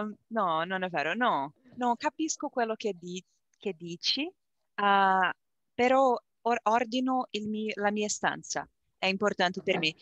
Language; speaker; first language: Italian; non-native, learner; Portuguese